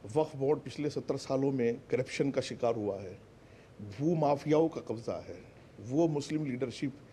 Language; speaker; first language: Hindi; native; Hindi